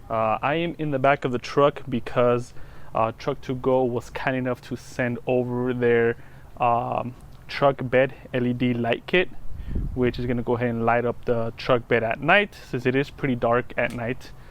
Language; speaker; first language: English; native; English